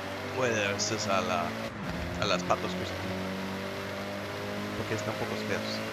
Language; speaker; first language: Spanish; non-native, learner; English